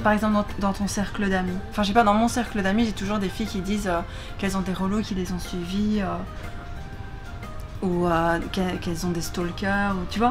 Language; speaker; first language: French; native; French